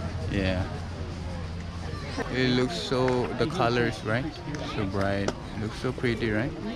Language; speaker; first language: English; non-native, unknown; Korean